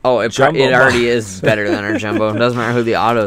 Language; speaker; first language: English; native; English